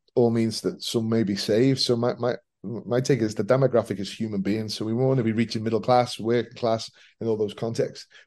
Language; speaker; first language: English; native; English